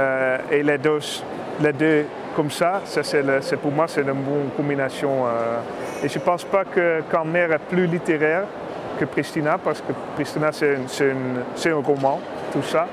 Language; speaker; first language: French; non-native, learner; Dutch